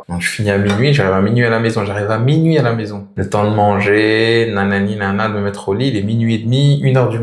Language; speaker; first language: French; native; French